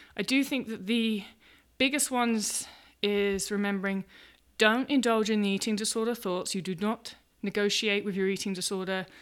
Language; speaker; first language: English; native; English